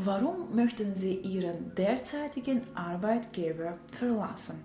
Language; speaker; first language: German; non-native, fluent; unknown